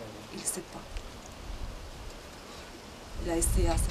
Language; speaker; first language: French; non-native, fluent; Bosnian